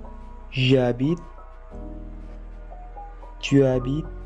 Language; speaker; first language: French; non-native, learner; Indonesian